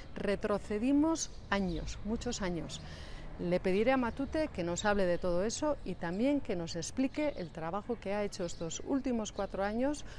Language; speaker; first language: Spanish; native; Spanish